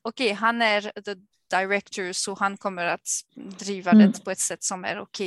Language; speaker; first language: Swedish; non-native, fluent; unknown